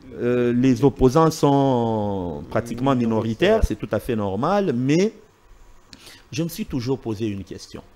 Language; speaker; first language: French; non-native, local second language; Swahili